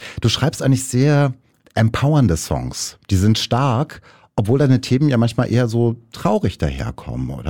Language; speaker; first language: German; native; German